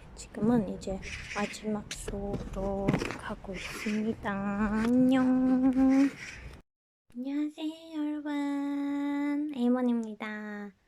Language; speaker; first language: Korean; non-native, fluent; Turkish